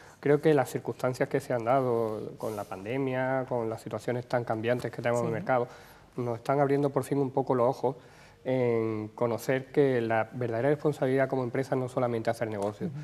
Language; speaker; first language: Spanish; native; Spanish